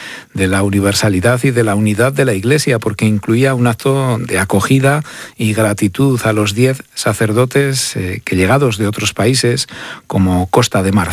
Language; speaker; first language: Spanish; native; Spanish